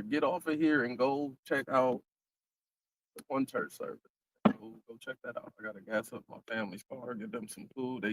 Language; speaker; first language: English; native; English